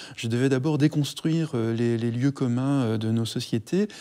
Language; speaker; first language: French; native; French